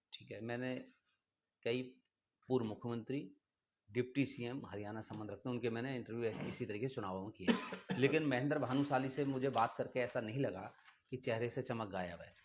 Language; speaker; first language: Hindi; native; Hindi